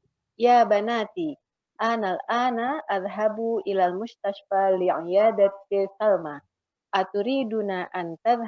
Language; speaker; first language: Arabic; non-native, learner; Indonesian